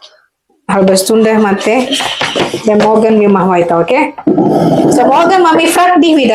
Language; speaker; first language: German; non-native, learner; Indonesian